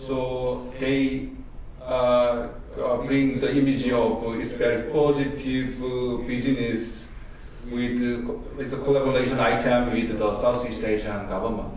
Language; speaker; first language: English; non-native, learner; Korean